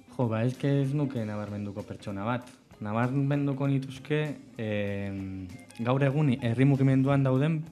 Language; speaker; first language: Basque; non-native, local second language; Spanish